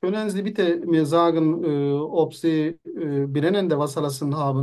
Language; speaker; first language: German; non-native, fluent; Turkish